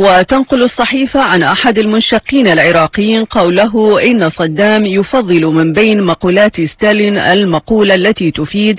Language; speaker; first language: Arabic; native; Arabic